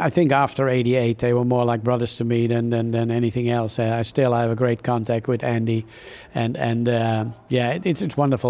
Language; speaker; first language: English; non-native, fluent; Dutch